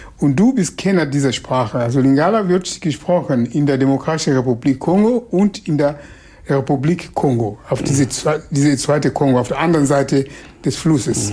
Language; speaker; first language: German; non-native, fluent; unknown